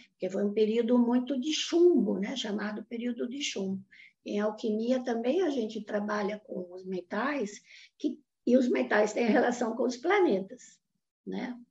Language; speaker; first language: Portuguese; non-native, fluent; Italian